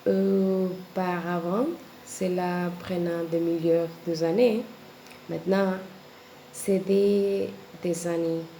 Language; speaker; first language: French; non-native, learner; Spanish